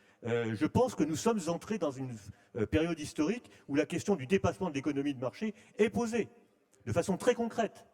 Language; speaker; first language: French; native; French